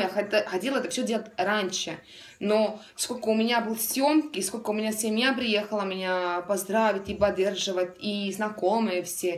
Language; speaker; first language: Russian; non-native, learner; Estonian